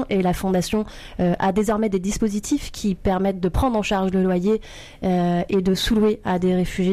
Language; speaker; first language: French; native; French